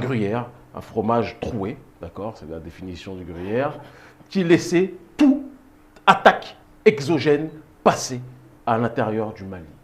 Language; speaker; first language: French; native; French